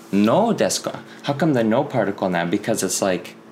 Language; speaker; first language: English; native; English